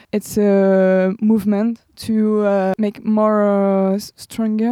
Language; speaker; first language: English; non-native, learner; French